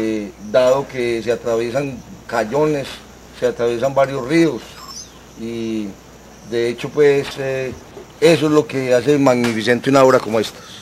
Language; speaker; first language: Spanish; native; Spanish